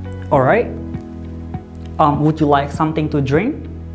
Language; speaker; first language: English; non-native, fluent; Indonesian